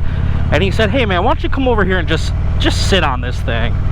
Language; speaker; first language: English; native; English